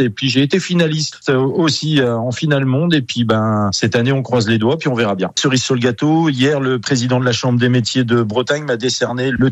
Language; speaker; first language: French; native; French